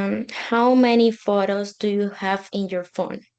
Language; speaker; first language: English; non-native, learner; Spanish